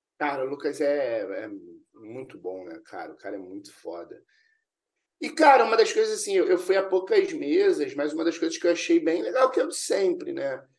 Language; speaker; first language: Portuguese; native; Portuguese